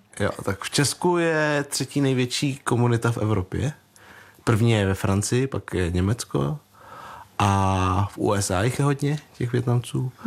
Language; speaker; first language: Czech; early bilingual, other home language; Vietnamese